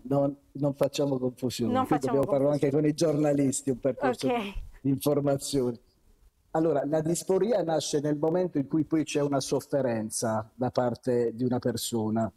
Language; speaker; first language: Italian; native; Italian